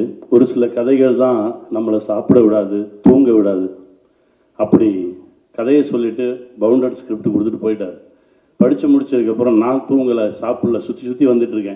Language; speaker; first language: Tamil; native; Tamil